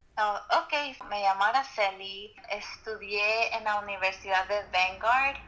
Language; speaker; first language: Spanish; early bilingual, heritage; Spanish